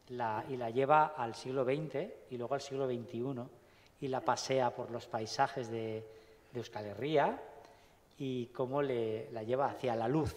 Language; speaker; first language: Spanish; native; Spanish